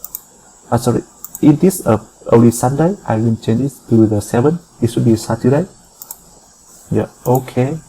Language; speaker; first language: English; non-native, fluent; Vietnamese